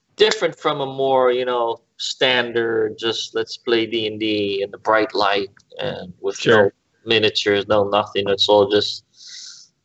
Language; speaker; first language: English; native; English